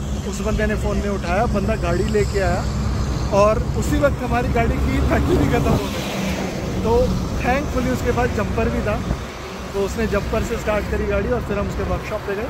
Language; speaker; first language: Hindi; native; Hindi